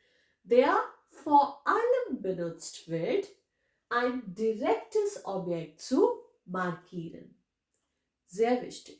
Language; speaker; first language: German; non-native, fluent; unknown